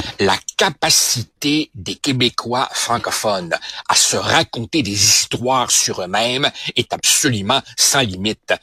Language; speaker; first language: French; early bilingual, other home language; Spanish